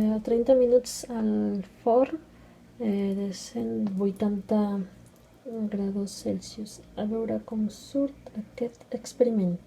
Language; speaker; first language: Catalan; non-native, fluent; Spanish